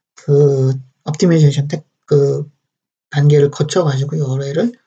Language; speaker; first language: Korean; native; Korean